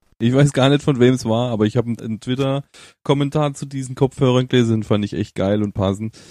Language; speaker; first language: German; native; German